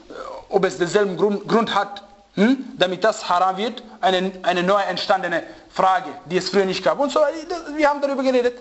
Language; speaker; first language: German; non-native, fluent; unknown